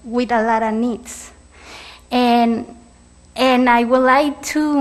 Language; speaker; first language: English; non-native, learner; Spanish